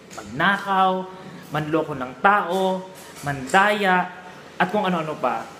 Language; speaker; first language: Filipino; native; Filipino